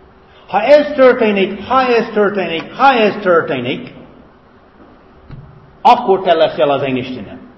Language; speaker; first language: Hungarian; non-native, fluent; English